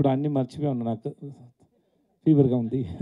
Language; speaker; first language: Telugu; non-native, learner; Tamil